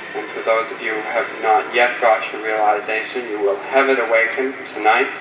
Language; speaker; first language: English; native; English